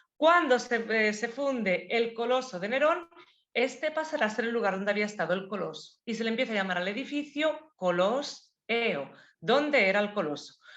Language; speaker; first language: Spanish; native; Spanish